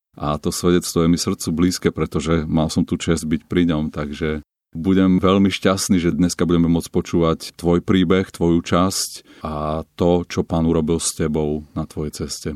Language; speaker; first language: Slovak; native; Slovak